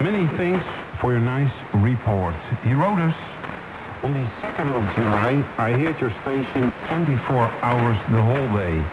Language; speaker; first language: English; non-native, fluent; Dutch